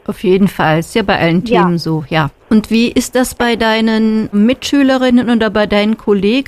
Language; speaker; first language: German; native; German